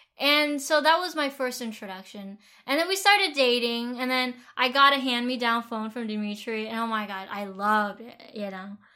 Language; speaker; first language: English; early bilingual, other home language; Vietnamese